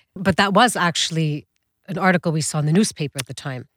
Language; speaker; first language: English; early bilingual, other home language; Dutch